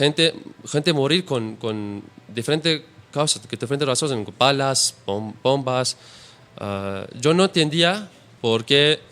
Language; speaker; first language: Spanish; non-native, learner; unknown